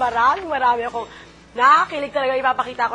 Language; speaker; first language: Filipino; native; Filipino